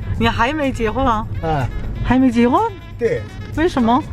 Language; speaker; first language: Chinese; non-native, fluent; Korean